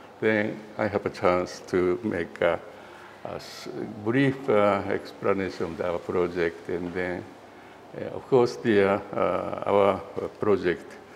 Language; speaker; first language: English; non-native, learner; Japanese